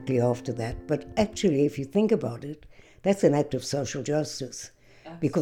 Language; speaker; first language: English; native; English